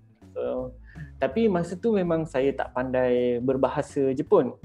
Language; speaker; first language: Malay; native; Malay